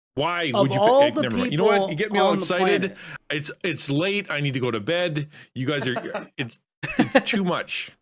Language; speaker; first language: English; native; English